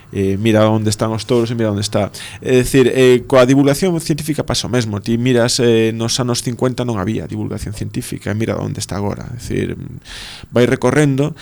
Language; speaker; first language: Galician; non-native, local second language; Spanish